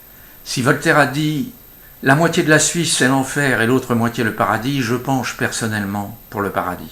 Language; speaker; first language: French; native; French